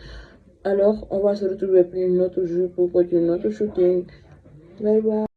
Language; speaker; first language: French; non-native, fluent; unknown